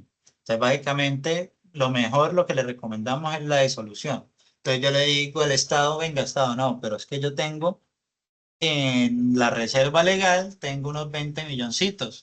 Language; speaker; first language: Spanish; native; Spanish